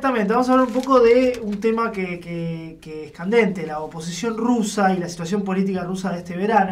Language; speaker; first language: Spanish; native; Spanish